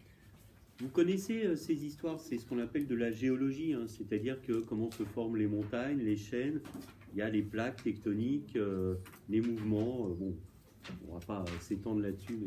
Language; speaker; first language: French; native; French